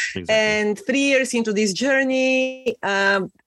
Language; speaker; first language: English; non-native, fluent; Bulgarian